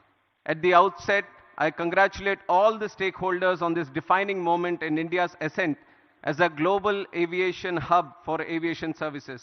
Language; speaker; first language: English; non-native, local second language; Telugu